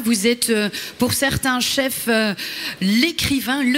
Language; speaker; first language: French; native; French